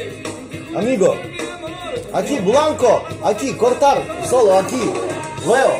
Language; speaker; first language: Spanish; non-native, learner; Russian